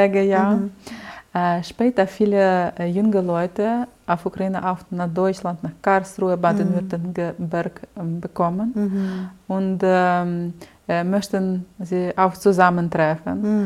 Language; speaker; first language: German; non-native, learner; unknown